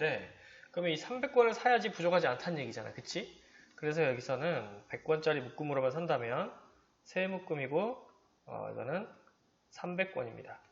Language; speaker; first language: Korean; native; Korean